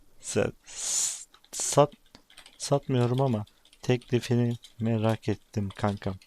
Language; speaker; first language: Turkish; native; Turkish